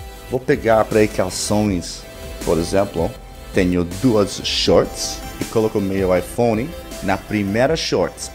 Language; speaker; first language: Portuguese; non-native, learner; English